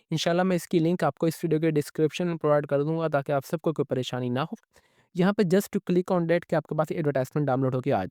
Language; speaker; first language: Hindi; non-native, local second language; Punjabi